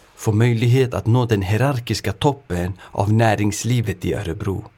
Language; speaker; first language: Swedish; native; Swedish